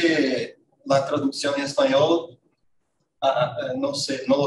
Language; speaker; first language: Spanish; non-native, fluent; Portuguese